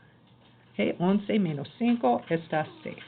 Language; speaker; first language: Spanish; non-native, learner; English